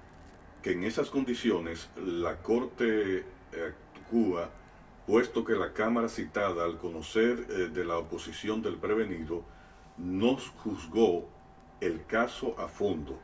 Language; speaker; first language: Spanish; native; Spanish